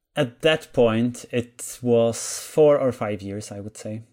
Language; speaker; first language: English; non-native, fluent; Czech